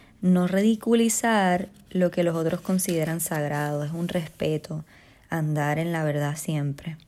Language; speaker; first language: Spanish; native; Spanish